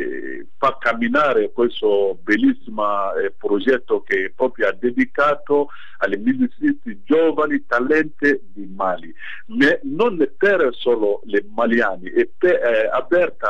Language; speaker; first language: Italian; non-native, fluent; Bambara